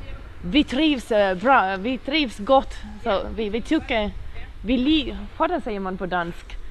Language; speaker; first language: Swedish; non-native, learner; Finnish